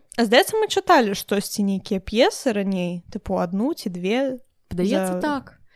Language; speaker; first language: Belarusian; non-native, local second language; Russian